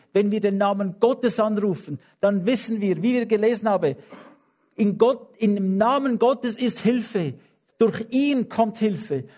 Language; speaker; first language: German; non-native, fluent; English